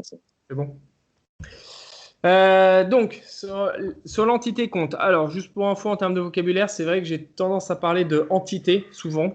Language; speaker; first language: French; native; French